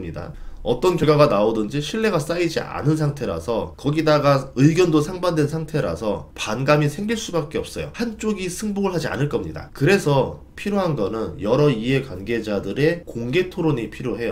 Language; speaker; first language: Korean; native; Korean